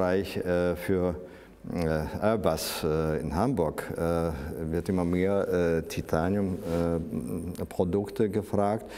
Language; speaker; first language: German; non-native, fluent; Russian